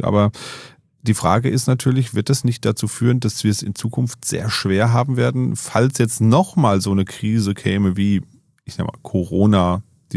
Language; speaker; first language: German; native; German